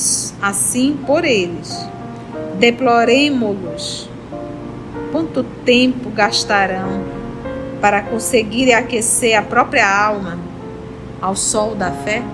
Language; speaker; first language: Portuguese; native; Portuguese